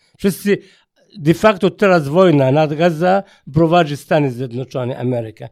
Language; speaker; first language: Polish; non-native, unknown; Arabic